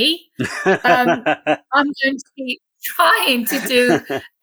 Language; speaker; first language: English; native; English